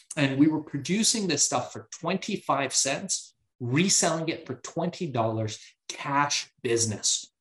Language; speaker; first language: English; early bilingual, other home language; Persian